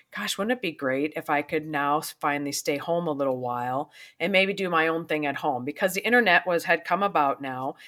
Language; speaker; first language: English; native; English